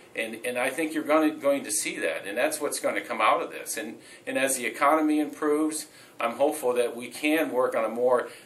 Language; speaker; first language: English; native; English